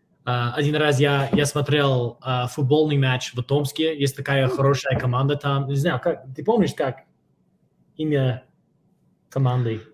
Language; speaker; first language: Russian; non-native, fluent; English